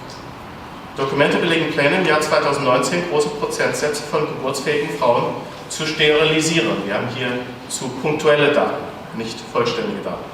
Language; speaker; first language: German; native; German